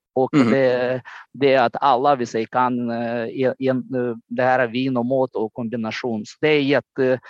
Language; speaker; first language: Swedish; non-native, fluent; Romanian